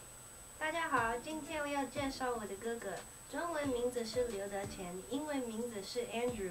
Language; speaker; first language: Chinese; early bilingual, heritage; Chinese